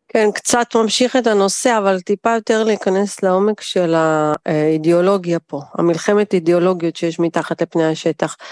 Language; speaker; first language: Hebrew; native; Hebrew